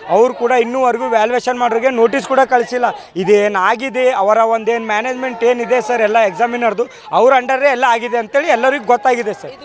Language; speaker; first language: Kannada; native; Kannada